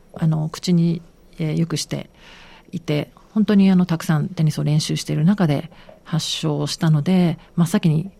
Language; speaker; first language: Japanese; native; Japanese